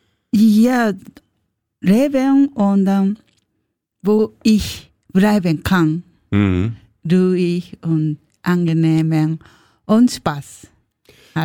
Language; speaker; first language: German; non-native, learner; Japanese